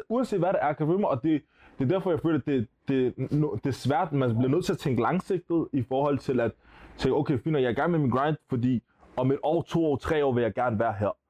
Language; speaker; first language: Danish; early bilingual, other home language; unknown